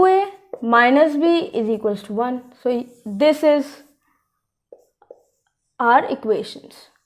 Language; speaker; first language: English; non-native, local second language; Hindi